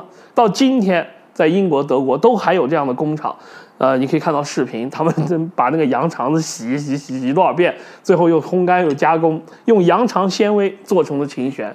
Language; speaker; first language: Chinese; native; Chinese